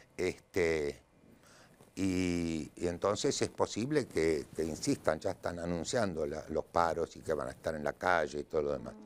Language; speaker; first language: Spanish; native; Spanish